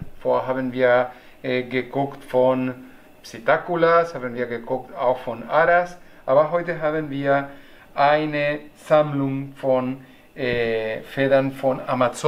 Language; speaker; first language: German; non-native, learner; Spanish